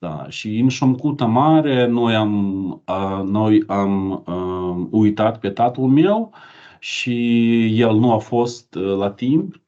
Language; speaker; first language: Romanian; non-native, learner; Ukrainian